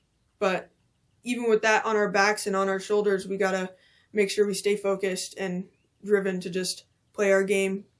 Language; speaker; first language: English; native; English